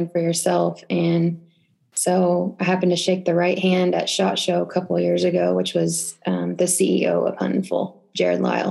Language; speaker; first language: English; native; English